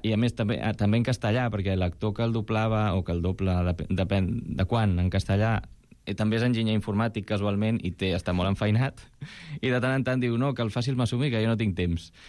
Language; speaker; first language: Catalan; non-native, local second language; Spanish